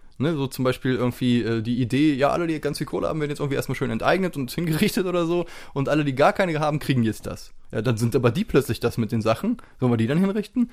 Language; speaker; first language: German; native; German